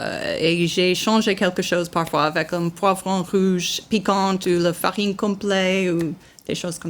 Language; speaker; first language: French; non-native, learner; English